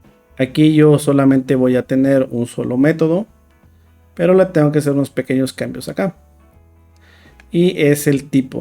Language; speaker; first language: Spanish; native; Spanish